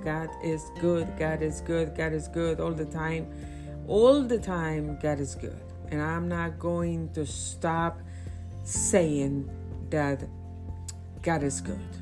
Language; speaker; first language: English; non-native, fluent; Spanish